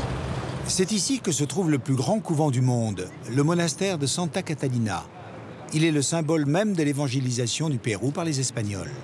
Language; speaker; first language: French; native; French